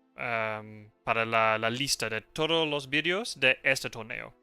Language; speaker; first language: Spanish; non-native, learner; English